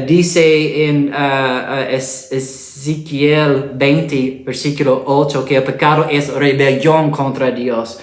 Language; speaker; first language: Spanish; non-native, fluent; English